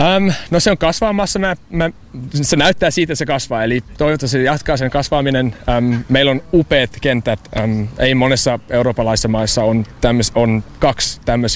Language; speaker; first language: Finnish; non-native, learner; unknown